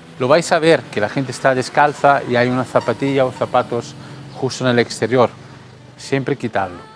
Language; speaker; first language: Spanish; non-native, fluent; Italian